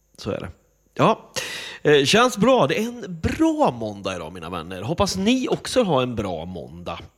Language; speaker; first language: Swedish; native; Swedish